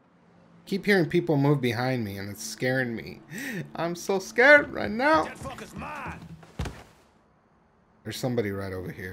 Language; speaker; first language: English; native; English